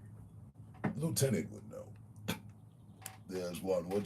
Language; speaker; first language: English; native; English